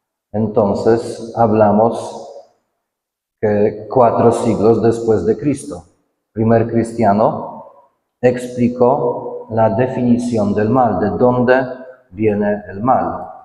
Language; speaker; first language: Spanish; non-native, fluent; Polish